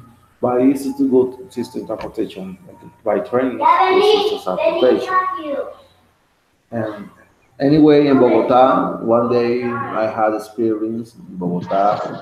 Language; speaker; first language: English; non-native, learner; Spanish